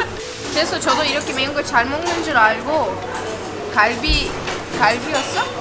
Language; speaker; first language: Korean; non-native, fluent; Turkish